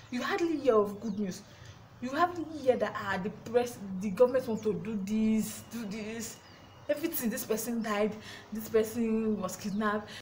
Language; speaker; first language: English; non-native, local second language; Yoruba